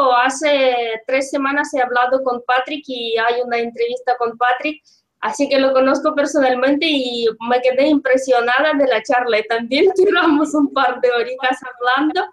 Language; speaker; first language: Spanish; non-native, fluent; Russian